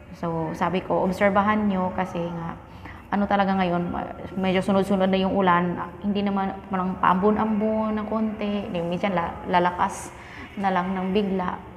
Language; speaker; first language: Filipino; non-native, local second language; Cebuano